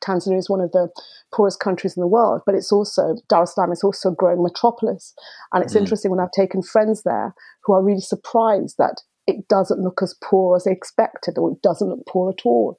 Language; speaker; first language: English; early bilingual, other home language; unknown